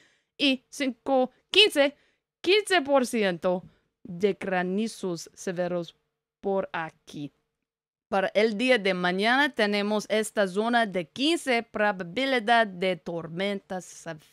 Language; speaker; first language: Spanish; non-native, learner; English